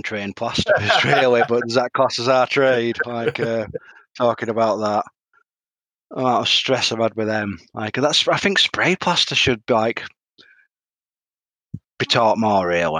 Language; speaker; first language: English; native; English